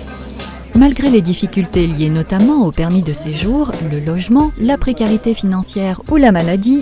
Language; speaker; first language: French; native; French